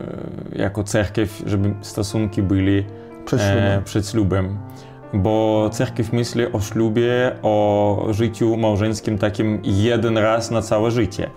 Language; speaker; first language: Polish; non-native, fluent; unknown